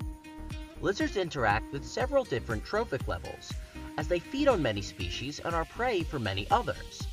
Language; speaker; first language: English; native; English